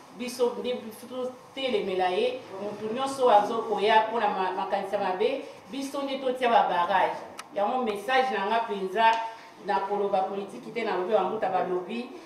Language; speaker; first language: Lingala; non-native, local second language; Kongo